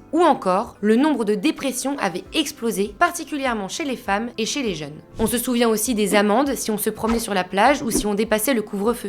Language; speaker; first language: French; native; French